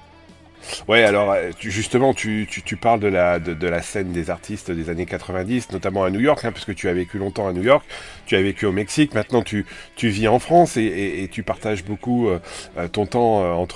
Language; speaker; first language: French; native; French